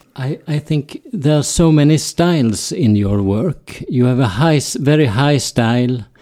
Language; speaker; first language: English; non-native, fluent; Swedish